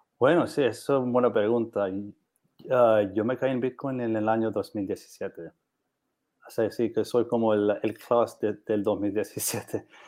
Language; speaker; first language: Spanish; non-native, learner; English